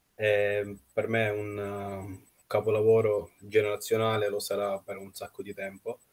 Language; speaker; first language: Italian; non-native, fluent; Russian